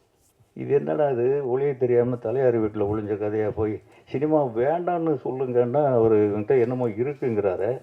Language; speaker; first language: Tamil; native; Tamil